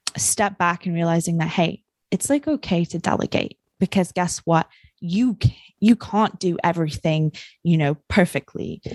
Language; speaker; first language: English; native; English